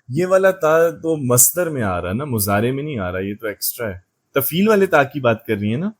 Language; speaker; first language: Urdu; native; Urdu